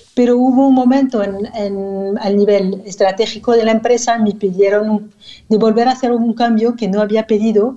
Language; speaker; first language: Spanish; non-native, fluent; French